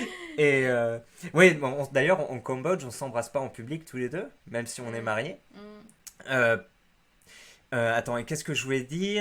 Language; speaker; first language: French; native; French